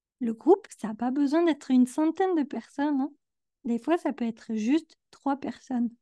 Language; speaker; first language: French; native; French